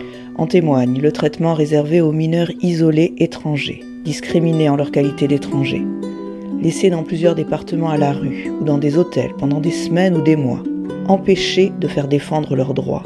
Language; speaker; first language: French; native; French